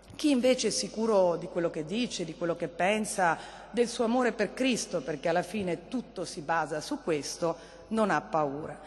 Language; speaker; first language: Italian; native; Italian